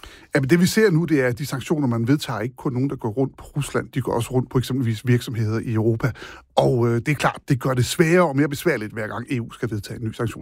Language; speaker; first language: Danish; native; Danish